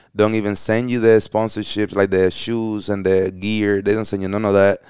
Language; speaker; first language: English; early bilingual, other home language; Spanish